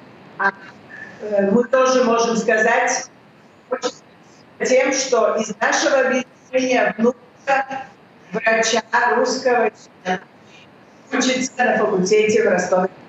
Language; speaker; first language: Russian; early bilingual, heritage; Russian